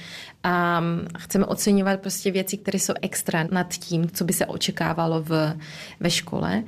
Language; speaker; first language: Czech; early bilingual, heritage; Czech